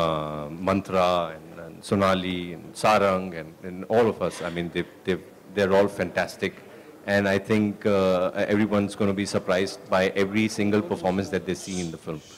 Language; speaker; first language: English; non-native, local second language; Hindi